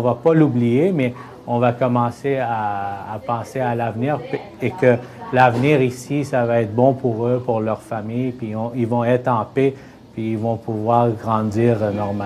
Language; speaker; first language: French; native; French